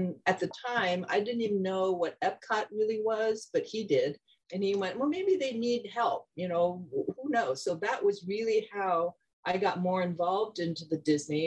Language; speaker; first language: English; non-native, local second language; Cantonese